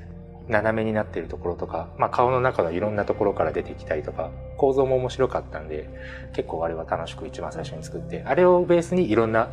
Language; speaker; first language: Japanese; native; Japanese